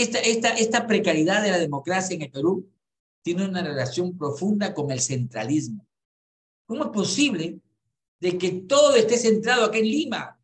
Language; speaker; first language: Spanish; native; Spanish